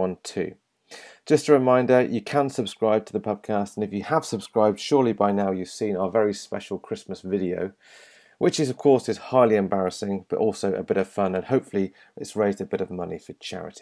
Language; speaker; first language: English; native; English